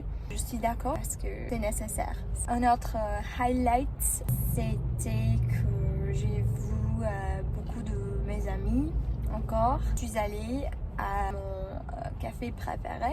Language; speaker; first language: French; non-native, learner; English